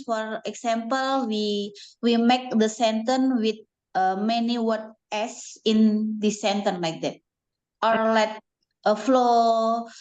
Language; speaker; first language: English; non-native, learner; Indonesian